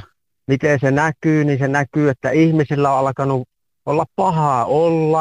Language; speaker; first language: Finnish; native; Finnish